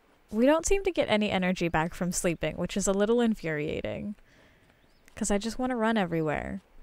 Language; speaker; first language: English; native; English